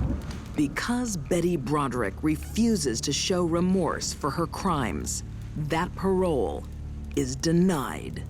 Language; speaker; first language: English; native; English